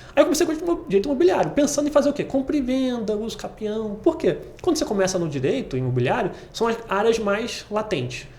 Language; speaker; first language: Portuguese; native; Portuguese